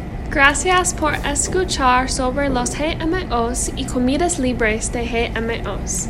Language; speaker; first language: Spanish; non-native, learner; English